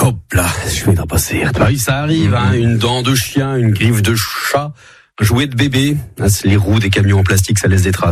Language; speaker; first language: French; native; French